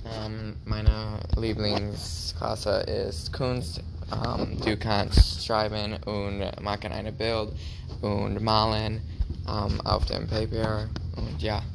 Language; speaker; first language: German; non-native, learner; English